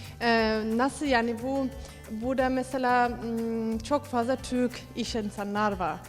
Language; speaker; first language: Turkish; early bilingual, heritage; Turkish